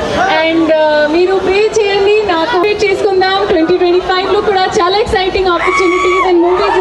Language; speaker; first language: Telugu; non-native, learner; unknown